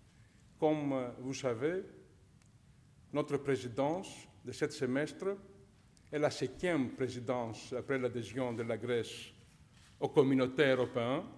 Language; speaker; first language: French; non-native, fluent; Greek